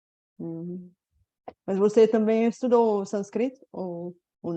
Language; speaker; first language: Portuguese; non-native, fluent; Bulgarian